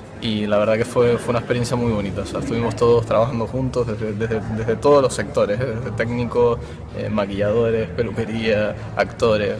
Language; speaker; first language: Spanish; native; Spanish